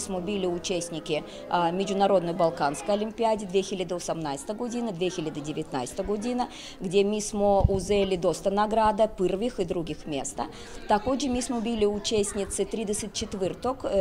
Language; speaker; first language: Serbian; non-native, fluent; Russian